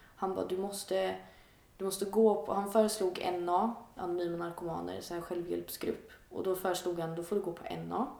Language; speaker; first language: Swedish; native; Swedish